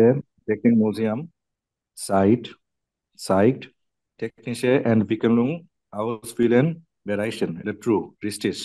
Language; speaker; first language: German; non-native, learner; Bangla